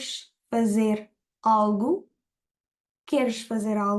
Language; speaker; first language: Portuguese; non-native, fluent; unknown